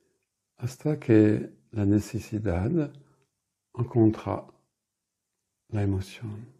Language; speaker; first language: Spanish; non-native, fluent; French